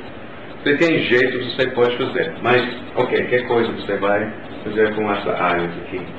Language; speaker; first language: Portuguese; non-native, learner; English